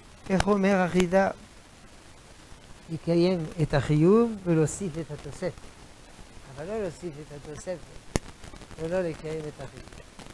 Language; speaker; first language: Hebrew; non-native, fluent; French